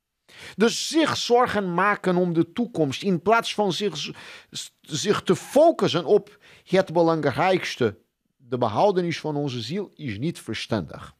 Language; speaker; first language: Dutch; non-native, fluent; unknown